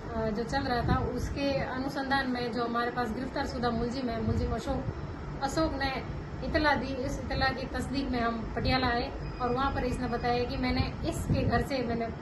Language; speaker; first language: Hindi; native; Hindi